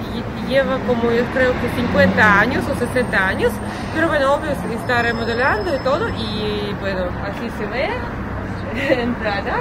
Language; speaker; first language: Spanish; non-native, learner; Russian